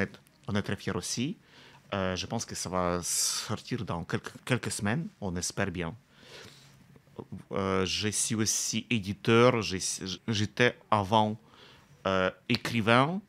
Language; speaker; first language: French; non-native, fluent; Russian